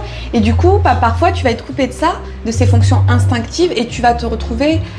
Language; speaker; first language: French; native; French